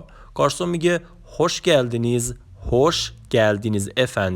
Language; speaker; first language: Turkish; non-native, fluent; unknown